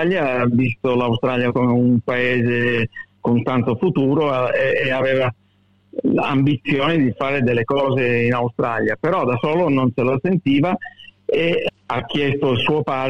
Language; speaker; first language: Italian; early bilingual, heritage; Italian